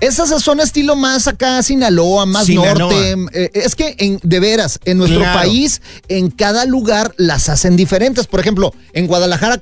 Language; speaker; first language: Spanish; native; Spanish